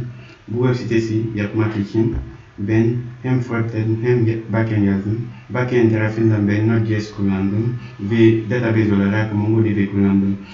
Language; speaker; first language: Turkish; non-native, learner; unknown